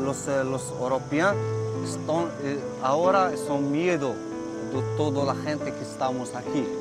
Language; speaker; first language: Spanish; non-native, learner; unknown